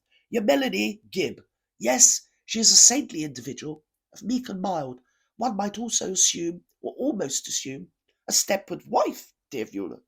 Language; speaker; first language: English; native; English